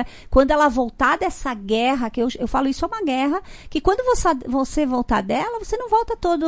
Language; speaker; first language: Portuguese; native; Portuguese